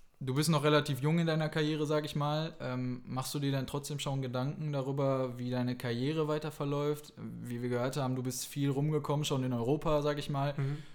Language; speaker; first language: German; native; German